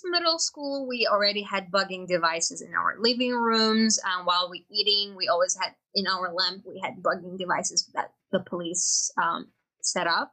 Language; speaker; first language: English; non-native, fluent; Chinese